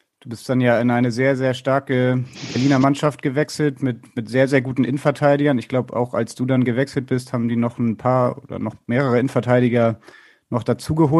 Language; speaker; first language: German; native; German